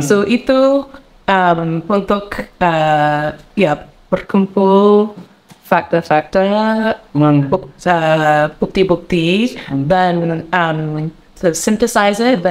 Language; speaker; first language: Indonesian; non-native, learner; English